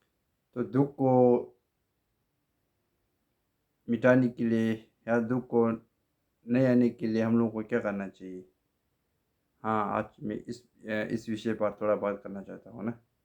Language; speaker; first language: Hindi; non-native, local second language; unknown